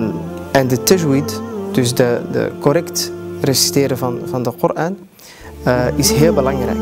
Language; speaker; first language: Dutch; early bilingual, other home language; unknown